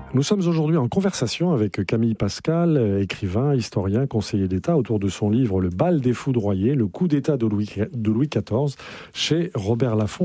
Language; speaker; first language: French; native; French